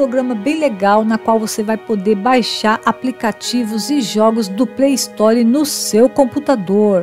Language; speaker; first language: Portuguese; native; Portuguese